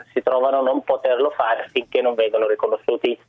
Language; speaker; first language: Italian; early bilingual, other home language; Arabic